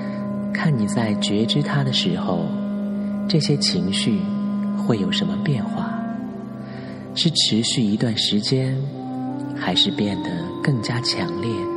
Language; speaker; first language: Chinese; native; Chinese